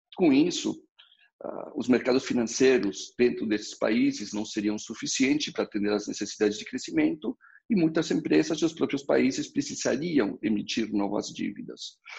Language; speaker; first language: Portuguese; early bilingual, other home language; Spanish